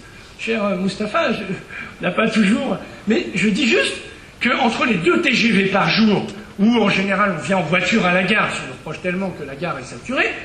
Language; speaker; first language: French; native; French